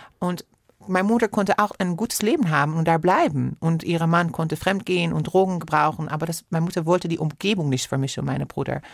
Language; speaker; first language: German; non-native, fluent; Persian